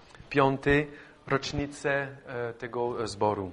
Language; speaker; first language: Polish; non-native, fluent; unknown